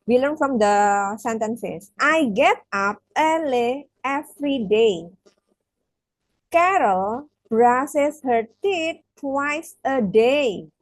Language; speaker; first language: English; non-native, fluent; Indonesian